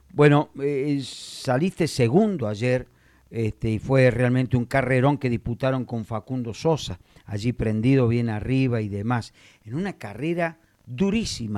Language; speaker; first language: Spanish; native; Spanish